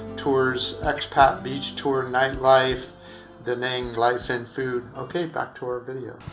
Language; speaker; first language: English; native; English